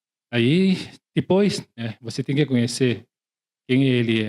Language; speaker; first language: Portuguese; non-native, learner; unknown